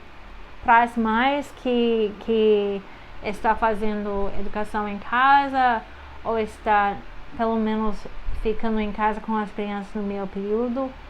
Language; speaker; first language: Portuguese; non-native, fluent; English